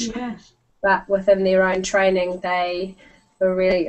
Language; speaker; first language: English; native; English